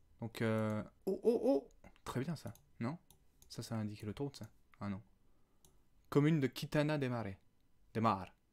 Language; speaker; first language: French; native; French